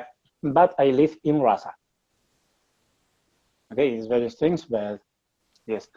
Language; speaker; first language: English; non-native, learner; Spanish